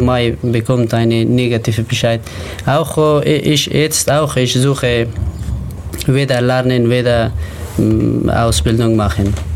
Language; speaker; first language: German; non-native, learner; Persian